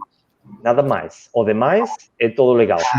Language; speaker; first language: Portuguese; non-native, learner; Spanish